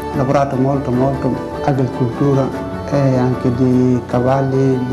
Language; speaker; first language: Italian; non-native, learner; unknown